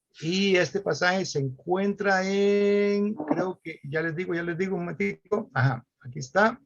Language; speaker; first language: Spanish; native; Spanish